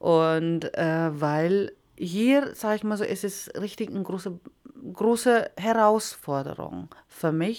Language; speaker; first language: German; non-native, fluent; Iloko